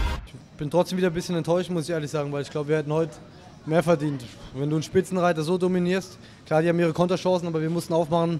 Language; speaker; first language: German; native; German